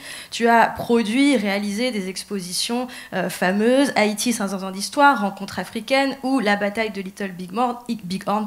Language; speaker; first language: French; native; French